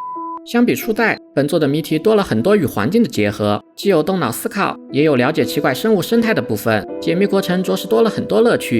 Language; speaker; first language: Chinese; native; Chinese